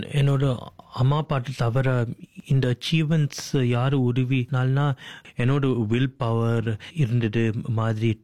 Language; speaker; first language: Tamil; early bilingual, heritage; Tamil